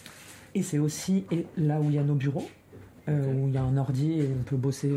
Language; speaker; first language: French; native; French